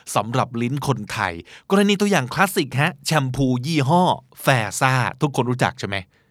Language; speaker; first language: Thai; native; Thai